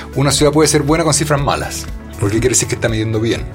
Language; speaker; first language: Spanish; native; Spanish